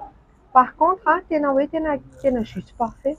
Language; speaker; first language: French; non-native, local second language; Malagasy